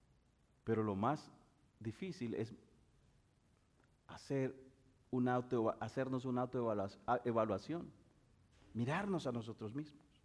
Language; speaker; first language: Spanish; native; Spanish